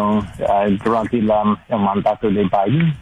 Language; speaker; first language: Spanish; non-native, learner; English